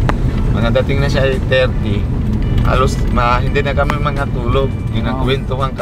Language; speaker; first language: Filipino; non-native, local second language; Cebuano